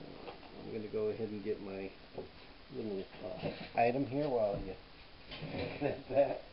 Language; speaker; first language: English; native; English